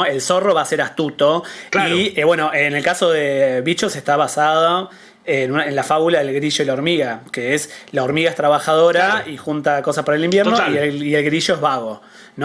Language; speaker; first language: Spanish; native; Spanish